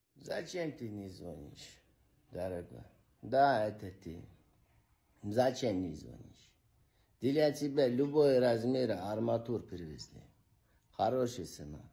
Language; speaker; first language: Russian; non-native, learner; Turkmen